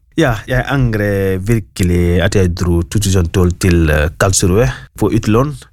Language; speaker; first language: Norwegian; non-native, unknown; Wolof